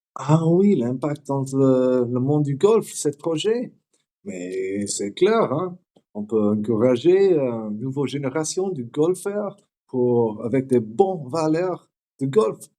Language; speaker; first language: French; non-native, learner; English